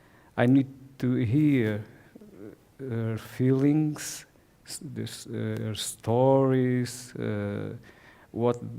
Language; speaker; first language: English; non-native, learner; Portuguese